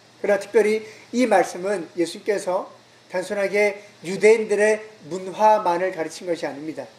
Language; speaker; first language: Korean; native; Korean